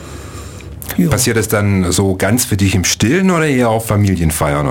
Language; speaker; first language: German; native; German